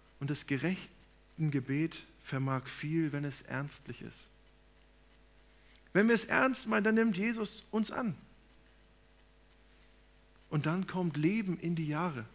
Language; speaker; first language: German; native; German